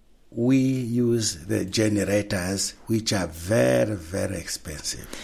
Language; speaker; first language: English; non-native, local second language; Nyanja